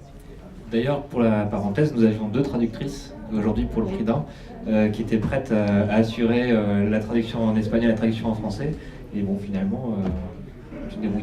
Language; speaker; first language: French; native; French